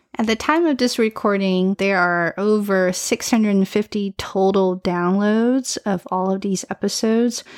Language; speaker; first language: English; early bilingual, other home language; Chinese